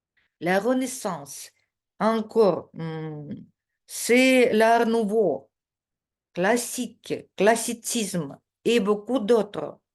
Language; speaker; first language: French; non-native, fluent; Russian